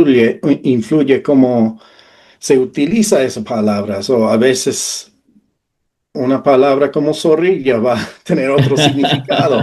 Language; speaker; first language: Spanish; non-native, fluent; English